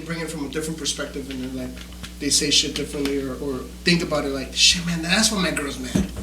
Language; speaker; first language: English; early bilingual, other home language; Spanish